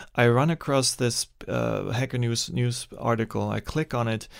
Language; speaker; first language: English; non-native, fluent; German